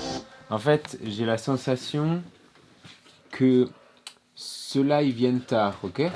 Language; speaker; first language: French; native; French